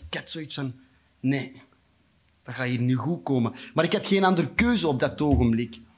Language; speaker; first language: Dutch; non-native, local second language; Turkish